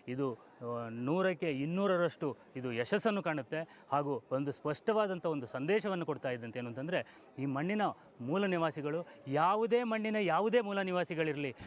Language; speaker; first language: Kannada; non-native, local second language; Kodava